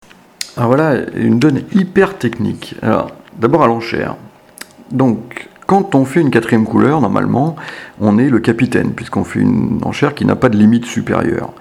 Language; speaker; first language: French; native; French